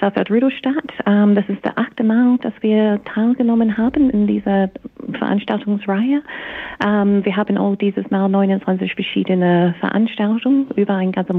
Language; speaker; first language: German; non-native, fluent; English